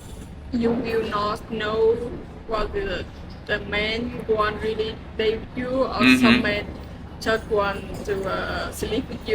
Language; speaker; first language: English; non-native, learner; Vietnamese